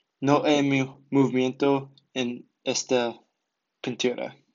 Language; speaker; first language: Spanish; non-native, learner; English